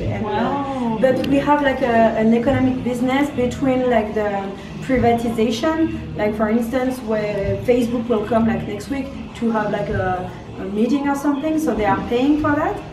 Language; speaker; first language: English; non-native, fluent; French